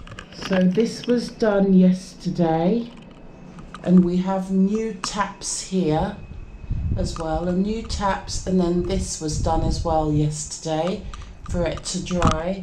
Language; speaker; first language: English; native; English